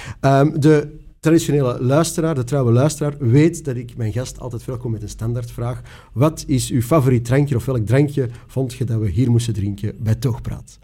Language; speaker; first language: Dutch; native; Dutch